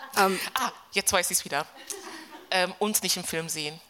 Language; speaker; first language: German; non-native, fluent; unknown